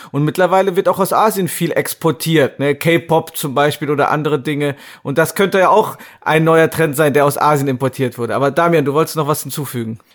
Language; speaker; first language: German; native; German